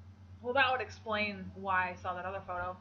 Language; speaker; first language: English; native; English